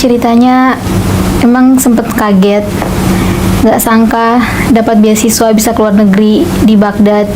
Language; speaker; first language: Indonesian; native; Indonesian